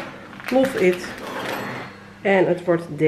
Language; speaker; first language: Dutch; native; Dutch